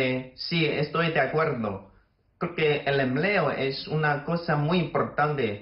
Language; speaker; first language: Spanish; non-native, fluent; Chinese